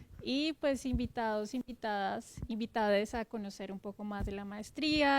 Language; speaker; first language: Spanish; native; Spanish